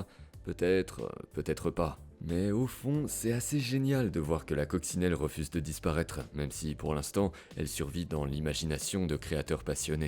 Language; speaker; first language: French; native; French